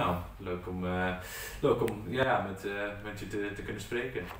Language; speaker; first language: Dutch; non-native, fluent; English